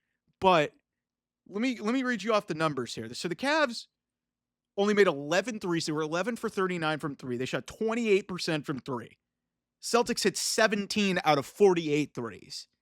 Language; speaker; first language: English; native; English